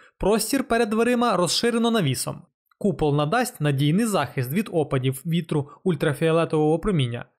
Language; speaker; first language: Ukrainian; non-native, local second language; Russian